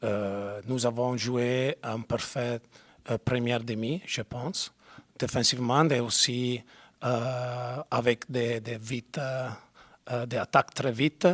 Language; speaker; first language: French; non-native, learner; Spanish